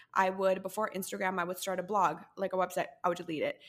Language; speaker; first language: English; non-native, fluent; Spanish